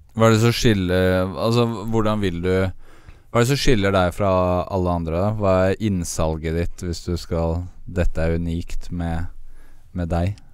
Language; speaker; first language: Norwegian; native; Norwegian